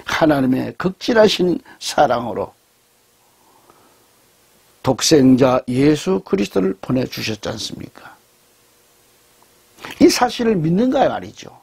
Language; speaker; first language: Korean; native; Korean